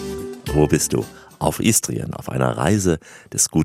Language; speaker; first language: German; native; German